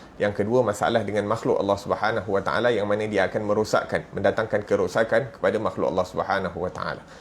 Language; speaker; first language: Malay; native; Malay